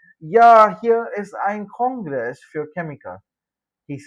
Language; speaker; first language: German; non-native, fluent; Malayalam